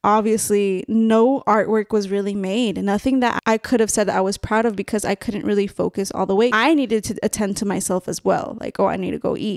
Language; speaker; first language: English; early bilingual, other home language; Spanish